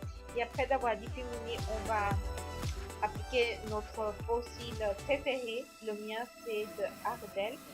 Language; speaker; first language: French; non-native, learner; Spanish